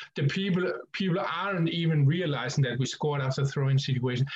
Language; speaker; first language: English; non-native, fluent; Danish